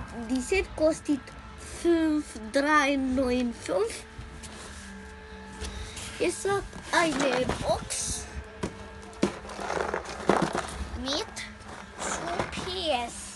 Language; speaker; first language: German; non-native, learner; Romanian